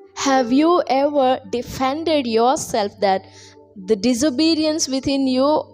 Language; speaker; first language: English; non-native, local second language; Telugu